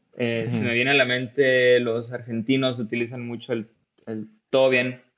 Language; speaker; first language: Spanish; native; Spanish